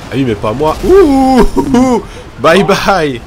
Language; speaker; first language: French; native; French